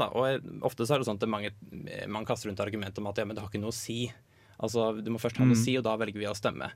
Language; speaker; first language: Norwegian; native; Norwegian